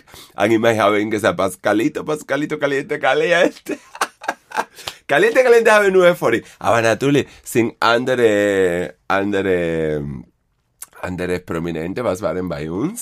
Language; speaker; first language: German; non-native, fluent; Spanish